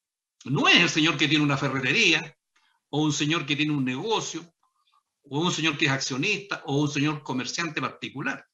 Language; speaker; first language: Spanish; native; Spanish